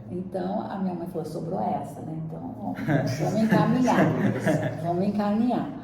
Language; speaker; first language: Portuguese; native; Portuguese